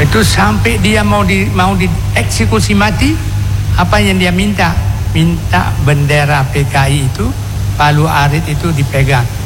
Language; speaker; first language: Indonesian; non-native, local second language; Achinese